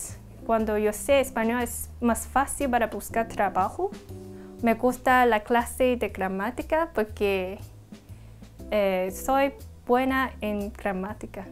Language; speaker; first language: Spanish; non-native, learner; Cantonese